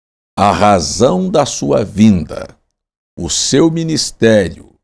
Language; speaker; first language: Portuguese; native; Portuguese